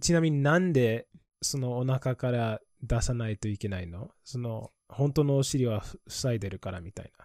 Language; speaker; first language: Japanese; non-native, fluent; English